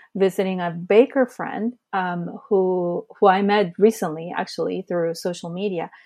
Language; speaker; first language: English; early bilingual, other home language; Spanish